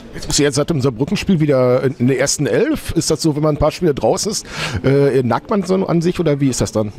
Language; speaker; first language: German; native; German